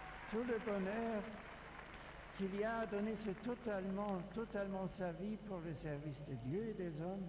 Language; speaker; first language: French; non-native, fluent; German